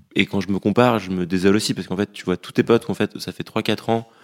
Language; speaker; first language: French; native; French